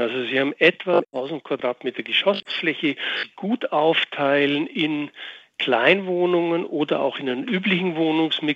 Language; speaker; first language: German; native; German